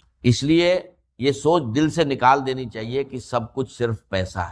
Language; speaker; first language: Urdu; native; Urdu